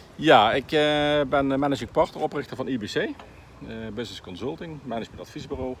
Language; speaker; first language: Dutch; native; Dutch